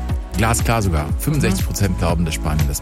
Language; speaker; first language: German; native; German